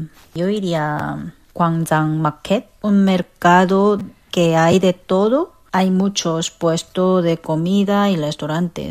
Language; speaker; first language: Spanish; non-native, fluent; Korean